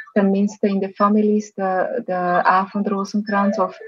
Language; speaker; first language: Dutch; non-native, fluent; Slovak